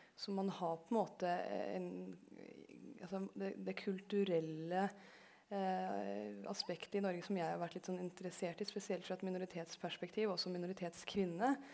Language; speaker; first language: Norwegian; early bilingual, other home language; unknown